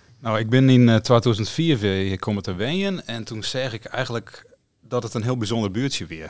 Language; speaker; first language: Dutch; non-native, local second language; Western Frisian